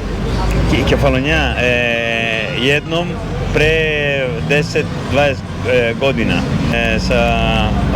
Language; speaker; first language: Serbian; non-native, learner; Greek